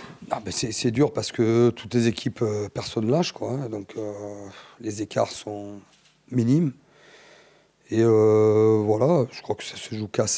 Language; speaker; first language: French; native; French